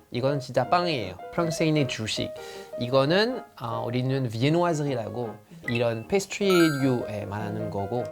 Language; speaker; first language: Korean; non-native, fluent; French